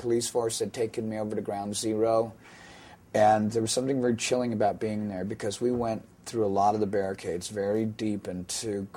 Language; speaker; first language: English; native; English